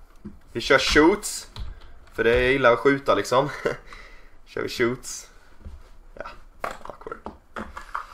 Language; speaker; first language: Swedish; native; Swedish